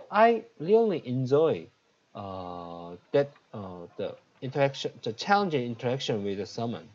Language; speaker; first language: English; non-native, learner; Korean